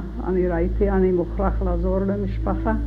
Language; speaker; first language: Hebrew; non-native, learner; Hungarian